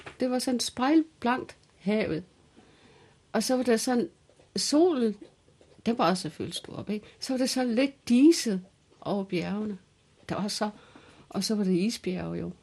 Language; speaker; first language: Danish; early bilingual, other home language; Kalaallisut